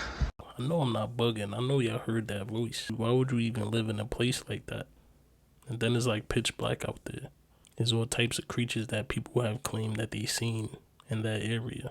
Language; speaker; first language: English; native; English